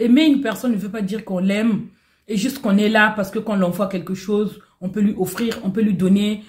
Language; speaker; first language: French; non-native, local second language; Lingala